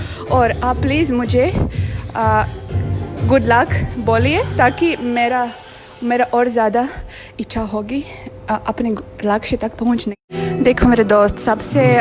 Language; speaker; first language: Hindi; non-native, fluent; Russian